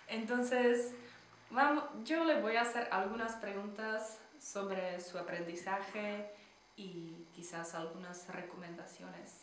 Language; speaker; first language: Spanish; non-native, fluent; Czech